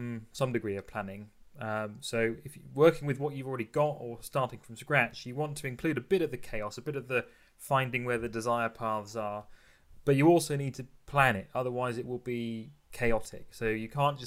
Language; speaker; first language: English; native; English